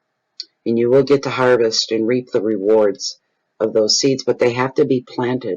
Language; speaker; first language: English; native; English